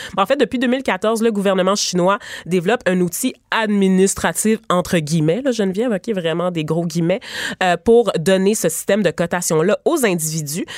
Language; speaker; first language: French; native; French